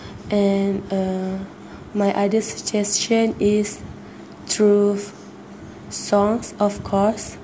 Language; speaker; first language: English; non-native, learner; Malay